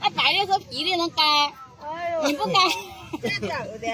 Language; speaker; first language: Chinese; native; Chinese